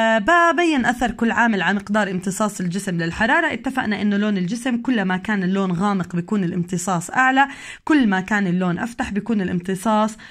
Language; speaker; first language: Arabic; native; Arabic